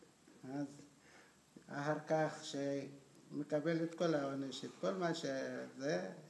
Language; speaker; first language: Hebrew; non-native, fluent; Amharic